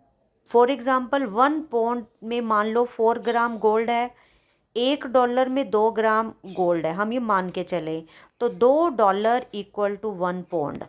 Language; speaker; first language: Hindi; non-native, local second language; Punjabi